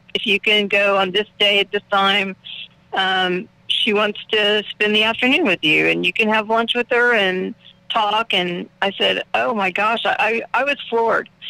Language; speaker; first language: English; native; English